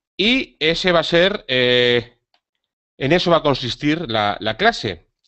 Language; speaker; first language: Spanish; native; Spanish